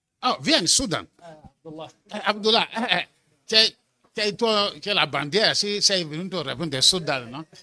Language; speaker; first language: Italian; non-native, fluent; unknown